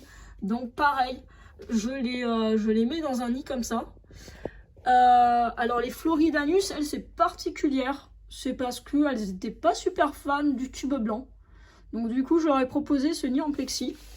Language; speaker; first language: French; native; French